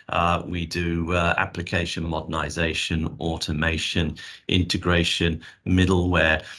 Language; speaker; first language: English; native; English